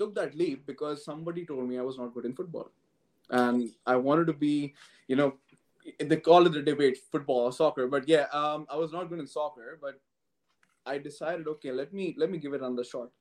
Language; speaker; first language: English; non-native, local second language; Hindi